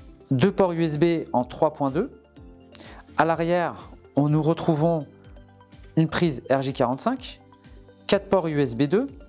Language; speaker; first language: French; native; French